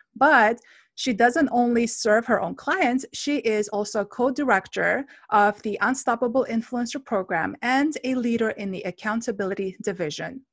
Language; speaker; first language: English; non-native, fluent; Armenian